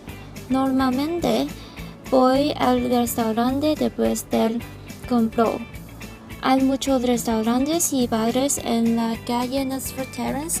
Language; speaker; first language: Spanish; non-native, learner; Cantonese